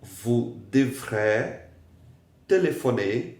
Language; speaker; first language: French; non-native, fluent; Portuguese